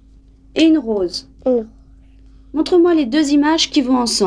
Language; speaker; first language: French; native; French